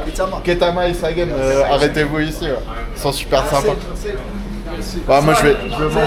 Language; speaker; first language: French; native; French